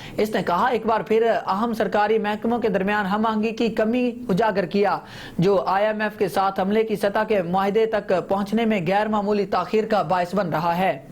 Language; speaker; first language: Urdu; native; Urdu